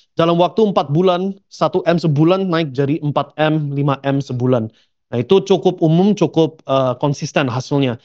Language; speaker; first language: Indonesian; early bilingual, heritage; Indonesian